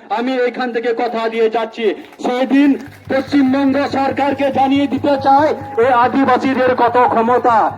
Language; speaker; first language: Bangla; non-native, local second language; Santali